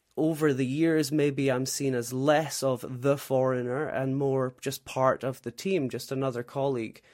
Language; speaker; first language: English; native; English